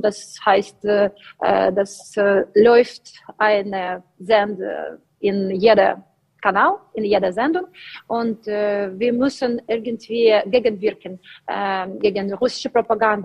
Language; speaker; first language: German; non-native, learner; Ukrainian